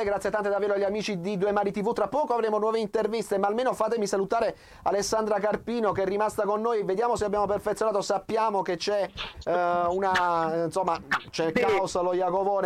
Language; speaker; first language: Italian; native; Italian